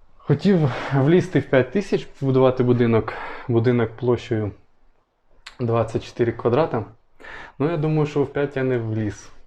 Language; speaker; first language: Ukrainian; non-native, local second language; Russian